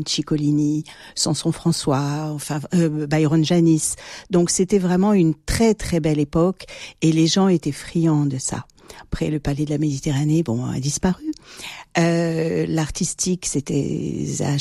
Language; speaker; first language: French; native; French